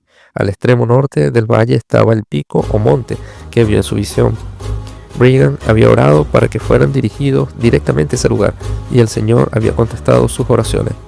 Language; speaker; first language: Spanish; native; Spanish